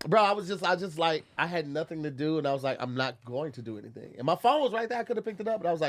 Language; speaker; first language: English; native; English